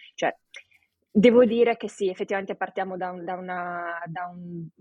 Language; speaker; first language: Italian; early bilingual, other home language; Romanian